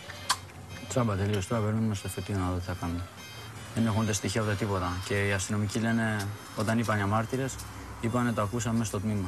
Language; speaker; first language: Greek; early bilingual, other home language; Albanian